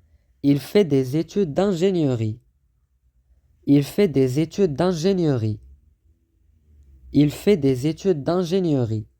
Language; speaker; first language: French; non-native, fluent; Arabic